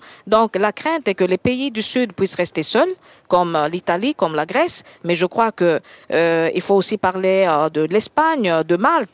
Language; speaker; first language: French; native; French